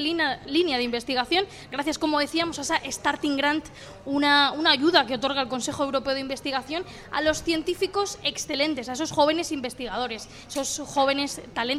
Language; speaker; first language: Spanish; native; Spanish